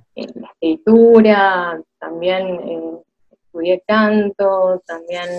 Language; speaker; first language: Spanish; native; Spanish